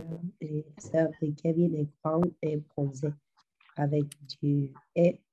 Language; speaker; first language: French; non-native, learner; Spanish